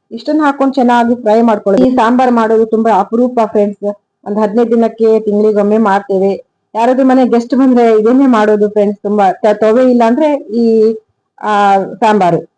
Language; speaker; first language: Kannada; non-native, local second language; Konkani